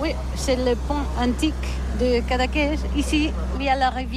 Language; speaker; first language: French; non-native, learner; Catalan